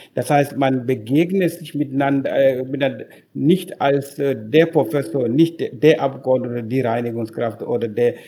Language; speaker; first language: German; non-native, fluent; Wolof